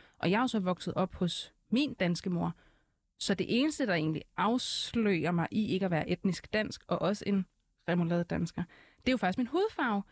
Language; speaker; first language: Danish; early bilingual, other home language; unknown